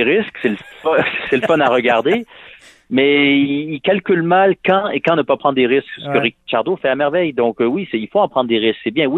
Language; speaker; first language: French; native; French